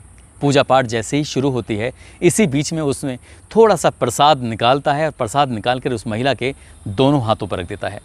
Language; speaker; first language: Hindi; native; Hindi